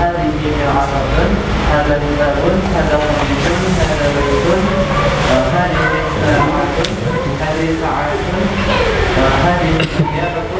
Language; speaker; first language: Arabic; non-native, learner; Indonesian